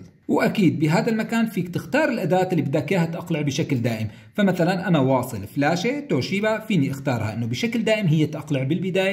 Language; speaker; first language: Arabic; native; Arabic